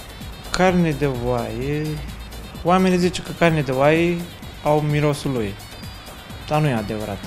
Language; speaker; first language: Romanian; non-native, learner; Turkish